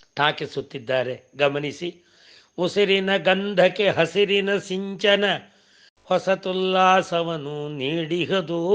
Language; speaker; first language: Kannada; non-native, local second language; Tamil